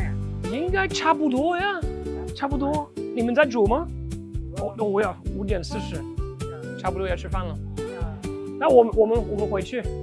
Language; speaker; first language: Chinese; non-native, fluent; French